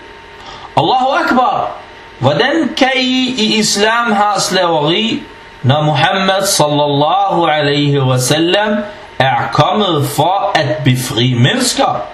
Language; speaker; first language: Danish; non-native, fluent; Arabic